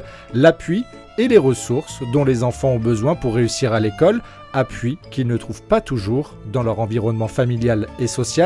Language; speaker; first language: French; native; French